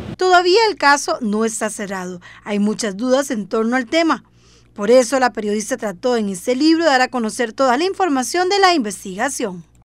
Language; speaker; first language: Spanish; native; Spanish